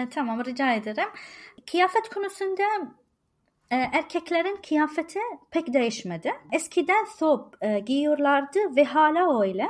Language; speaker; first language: Turkish; non-native, learner; Arabic